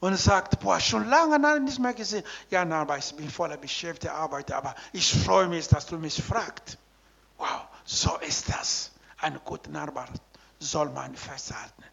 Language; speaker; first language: German; non-native, learner; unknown